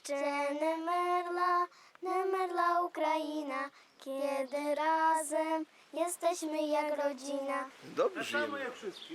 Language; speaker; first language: Polish; early bilingual, heritage; Polish